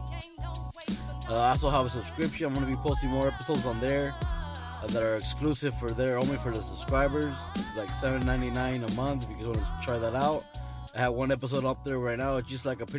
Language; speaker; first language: English; native; English